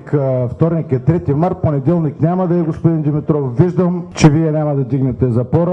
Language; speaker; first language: Bulgarian; native; Bulgarian